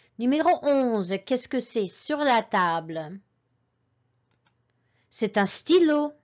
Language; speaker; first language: French; non-native, fluent; English